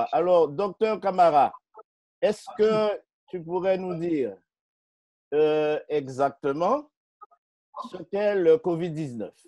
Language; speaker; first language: French; native; French